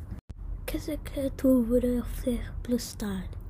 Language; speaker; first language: French; non-native, learner; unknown